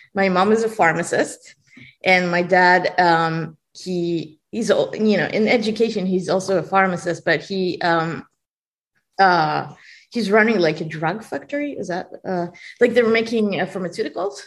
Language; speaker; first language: English; non-native, fluent; Hebrew